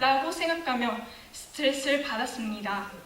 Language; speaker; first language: Korean; non-native, fluent; Japanese